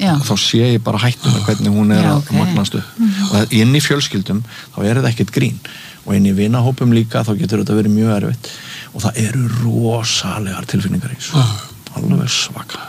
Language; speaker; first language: Icelandic; native; Icelandic